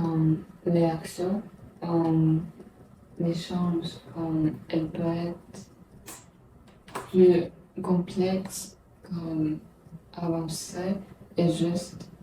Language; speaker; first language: French; non-native, learner; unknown